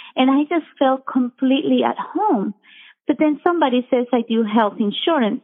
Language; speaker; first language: English; non-native, fluent; Spanish